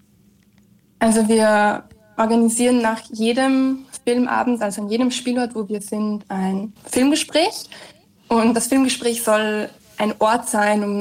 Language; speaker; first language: German; native; German